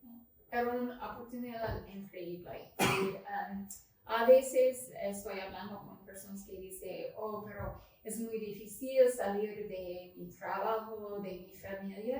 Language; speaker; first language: Spanish; non-native, fluent; English